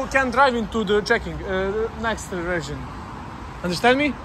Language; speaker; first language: English; non-native, learner; Serbian